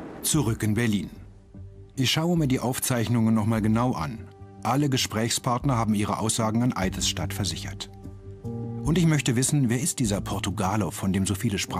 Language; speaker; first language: German; native; German